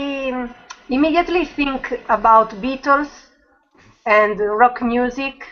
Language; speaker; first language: English; non-native, learner; Italian